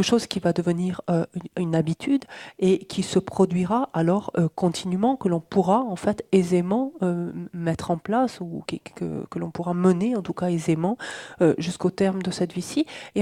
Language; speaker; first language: French; native; French